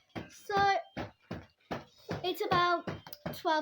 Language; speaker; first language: English; native; English